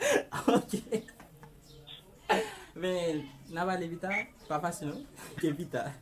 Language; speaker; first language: French; non-native, learner; Haitian Creole